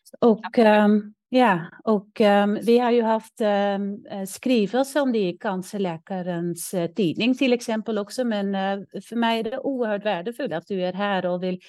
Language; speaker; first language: Swedish; non-native, fluent; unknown